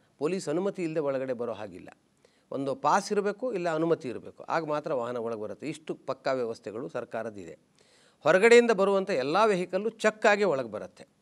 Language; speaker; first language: Kannada; native; Kannada